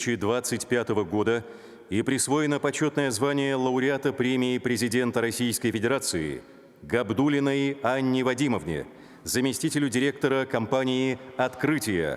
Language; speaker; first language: Russian; native; Russian